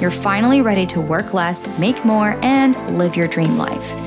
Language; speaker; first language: English; native; English